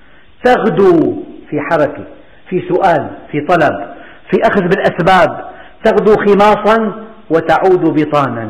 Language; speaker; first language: Arabic; native; Arabic